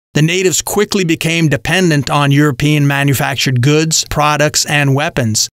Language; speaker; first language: English; native; English